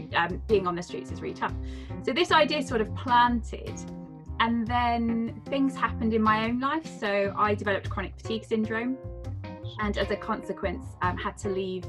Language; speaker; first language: English; native; English